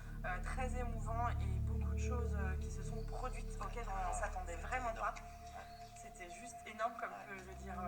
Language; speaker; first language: French; native; French